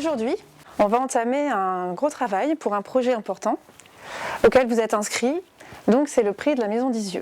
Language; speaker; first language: French; native; French